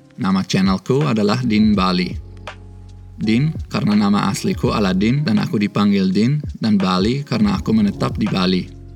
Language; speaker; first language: Indonesian; early bilingual, other home language; Swiss German